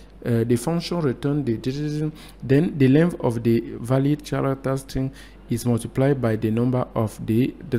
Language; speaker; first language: English; non-native, local second language; French